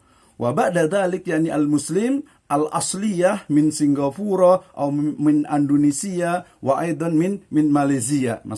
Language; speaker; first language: Arabic; non-native, fluent; Indonesian